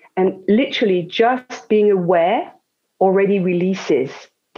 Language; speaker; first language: English; non-native, fluent; French